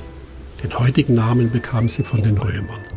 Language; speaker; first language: German; native; German